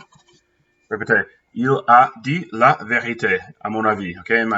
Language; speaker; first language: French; non-native, fluent; English